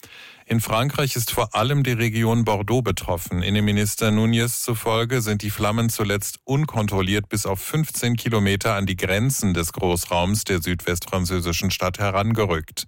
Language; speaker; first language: German; native; German